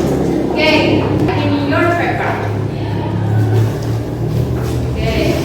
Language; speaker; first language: English; non-native, learner; Indonesian